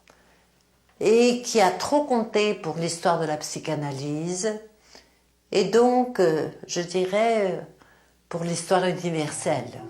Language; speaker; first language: French; native; French